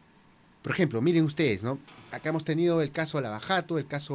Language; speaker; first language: Spanish; native; Spanish